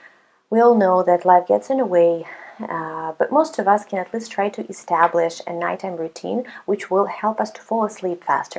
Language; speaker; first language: English; non-native, fluent; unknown